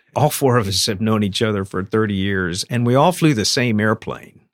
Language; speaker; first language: English; native; English